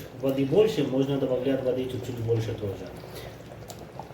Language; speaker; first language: Russian; non-native, learner; Hindi